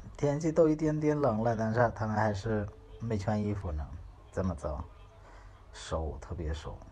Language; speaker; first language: Chinese; non-native, learner; Hindi